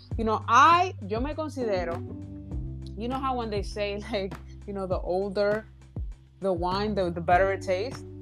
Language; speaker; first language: English; early bilingual, other home language; Spanish